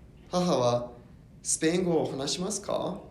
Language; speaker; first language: Japanese; non-native, learner; English